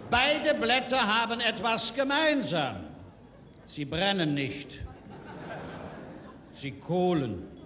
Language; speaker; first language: German; native; German